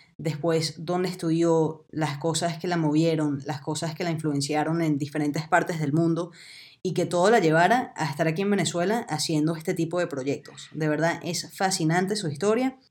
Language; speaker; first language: Spanish; native; Spanish